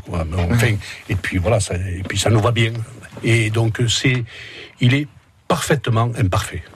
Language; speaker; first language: French; native; French